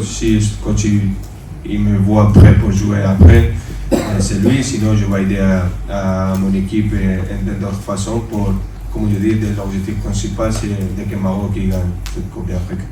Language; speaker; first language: French; non-native, fluent; Spanish